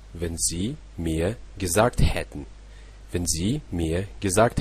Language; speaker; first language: German; non-native, fluent; Russian